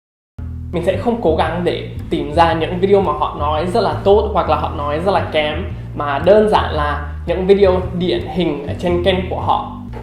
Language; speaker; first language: Vietnamese; non-native, fluent; English